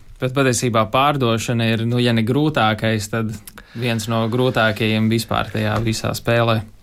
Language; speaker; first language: Latvian; native; Latvian